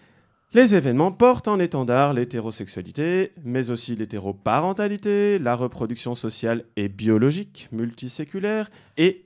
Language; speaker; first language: French; native; French